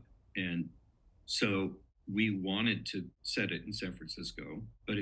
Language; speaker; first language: English; native; English